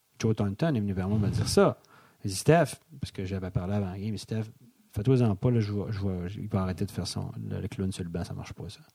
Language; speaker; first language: French; native; French